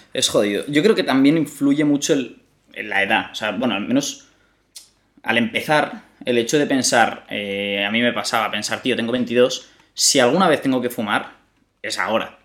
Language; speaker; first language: Spanish; native; Spanish